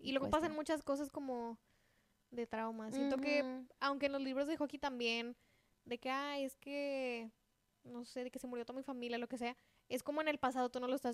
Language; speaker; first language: Spanish; native; Spanish